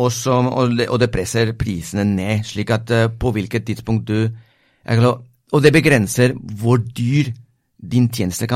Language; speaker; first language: Norwegian; non-native, fluent; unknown